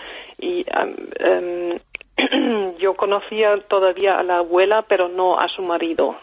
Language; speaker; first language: Spanish; non-native, fluent; German